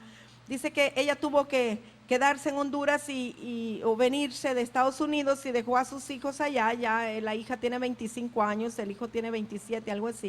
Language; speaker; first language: Spanish; native; Spanish